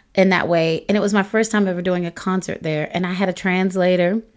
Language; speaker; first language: English; native; English